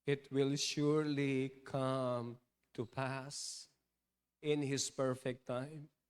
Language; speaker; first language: English; non-native, local second language; Filipino